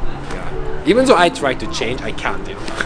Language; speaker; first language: English; non-native, fluent; Japanese